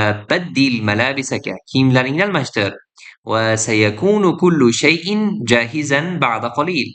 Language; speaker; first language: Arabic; non-native, fluent; Uzbek